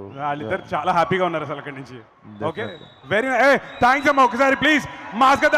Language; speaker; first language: Telugu; native; Telugu